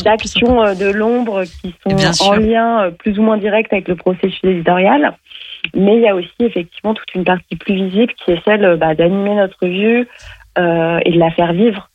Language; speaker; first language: French; native; French